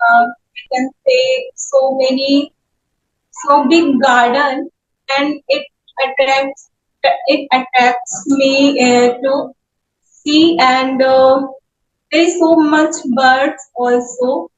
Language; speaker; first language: English; non-native, learner; Hindi